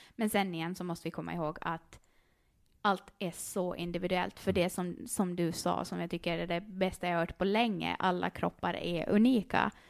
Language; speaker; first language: Swedish; native; Swedish